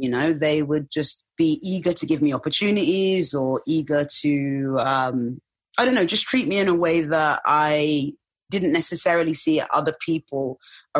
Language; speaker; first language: English; native; English